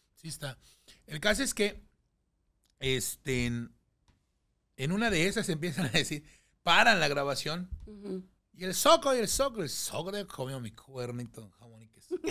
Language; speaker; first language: Spanish; native; Spanish